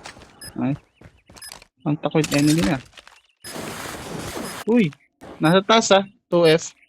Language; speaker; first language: Filipino; native; Filipino